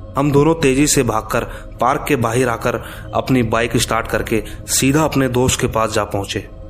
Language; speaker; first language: Hindi; native; Hindi